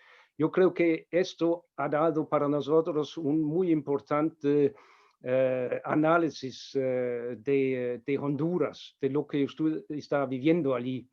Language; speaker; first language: Spanish; non-native, fluent; Danish